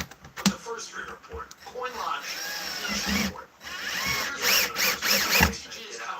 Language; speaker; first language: English; native; English